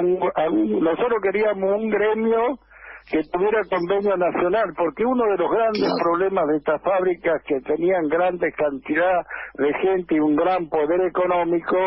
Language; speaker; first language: Spanish; native; Spanish